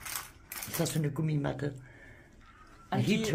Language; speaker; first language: German; native; German